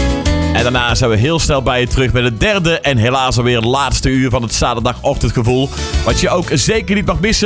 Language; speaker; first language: Dutch; native; Dutch